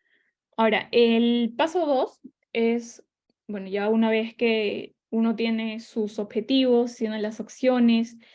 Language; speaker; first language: Spanish; native; Spanish